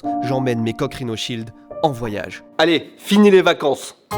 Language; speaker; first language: French; native; French